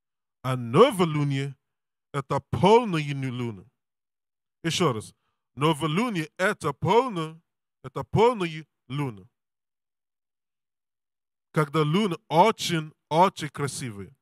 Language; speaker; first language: Russian; non-native, learner; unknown